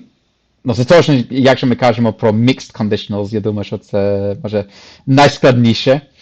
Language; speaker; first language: Ukrainian; non-native, fluent; English